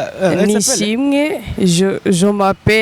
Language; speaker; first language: French; non-native, local second language; Rundi